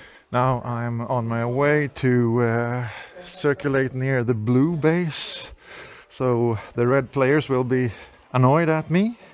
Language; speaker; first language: English; non-native, fluent; Swedish